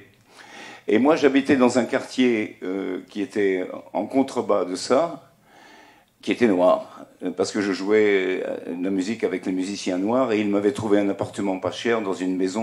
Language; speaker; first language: French; native; French